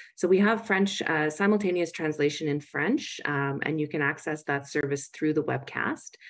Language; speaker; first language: English; native; English